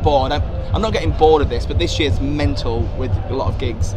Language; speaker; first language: English; native; English